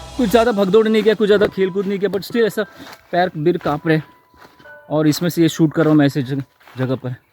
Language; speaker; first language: Hindi; non-native, local second language; Marathi